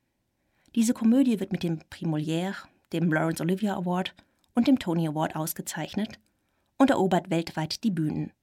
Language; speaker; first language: German; native; German